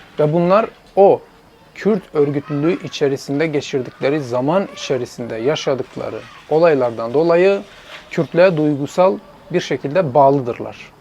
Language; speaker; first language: Turkish; non-native, local second language; Zaza